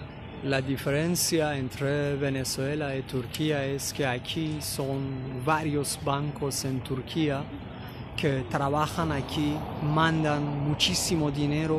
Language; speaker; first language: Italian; non-native, learner; Spanish